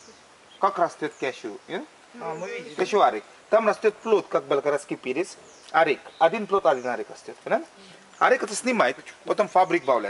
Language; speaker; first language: Russian; non-native, learner; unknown